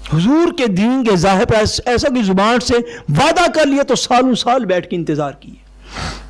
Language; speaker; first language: Urdu; non-native, local second language; Punjabi